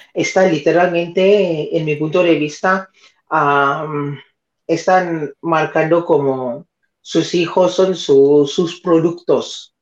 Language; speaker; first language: Spanish; non-native, fluent; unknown